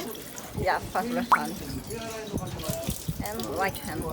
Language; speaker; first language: English; non-native, learner; Japanese